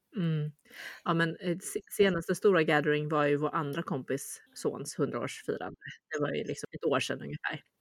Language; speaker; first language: Swedish; early bilingual, other home language; Chinese